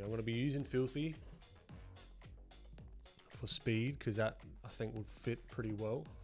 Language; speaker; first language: English; native; English